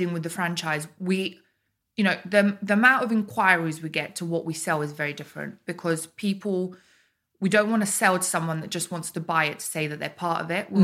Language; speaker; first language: English; early bilingual, other home language; Bulgarian